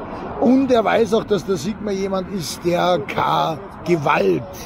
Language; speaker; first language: German; native; German